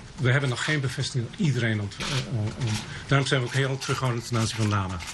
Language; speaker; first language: Dutch; native; Dutch